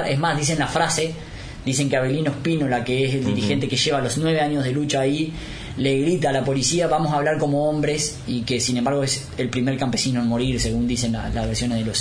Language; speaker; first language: Spanish; native; Spanish